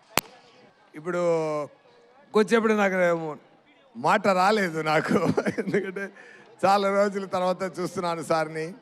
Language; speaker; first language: Telugu; non-native, learner; Tamil